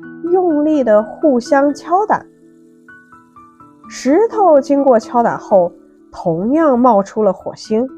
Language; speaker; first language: Chinese; native; Chinese